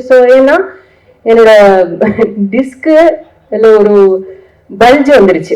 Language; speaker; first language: Tamil; non-native, learner; Malayalam